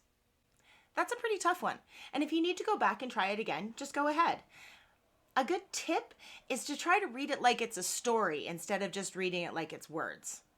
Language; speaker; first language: English; native; English